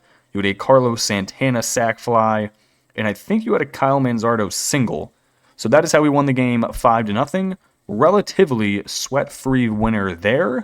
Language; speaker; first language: English; native; English